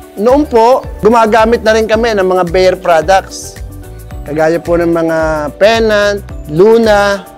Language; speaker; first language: Filipino; native; Filipino